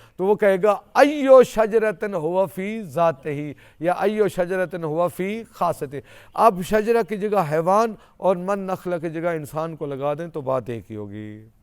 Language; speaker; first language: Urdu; non-native, local second language; Saraiki